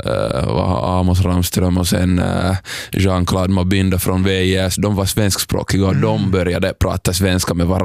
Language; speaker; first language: Swedish; non-native, local second language; Somali